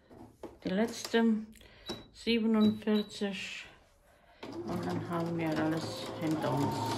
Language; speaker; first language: German; non-native, learner; Croatian